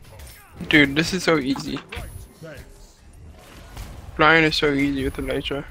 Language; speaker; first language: English; native; English